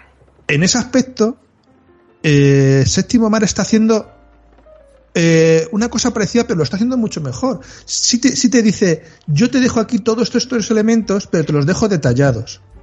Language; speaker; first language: Spanish; native; Spanish